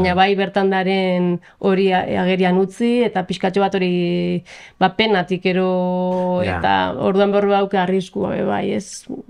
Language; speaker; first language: Basque; native; Basque